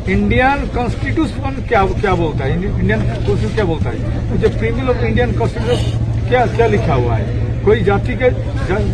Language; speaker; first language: Hindi; non-native, local second language; Bangla